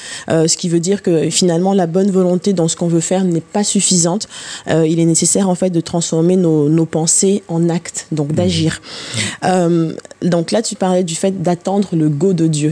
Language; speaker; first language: French; native; French